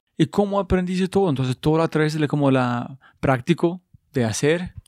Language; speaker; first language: Spanish; non-native, learner; English